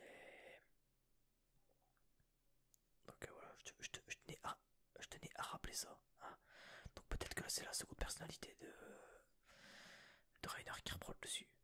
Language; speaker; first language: French; native; French